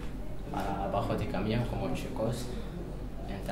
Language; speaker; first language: Spanish; non-native, learner; Arabic